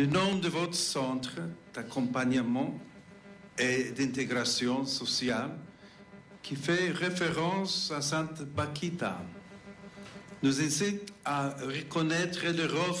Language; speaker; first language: French; non-native, fluent; English